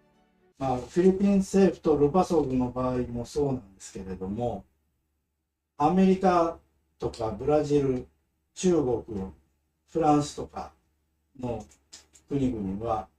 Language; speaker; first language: Japanese; non-native, fluent; Filipino